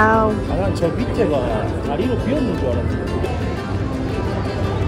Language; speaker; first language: Korean; native; Korean